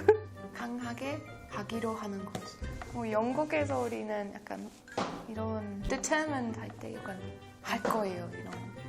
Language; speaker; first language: Korean; non-native, learner; English